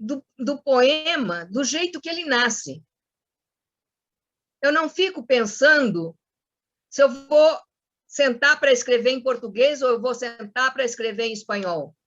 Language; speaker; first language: Portuguese; non-native, fluent; Spanish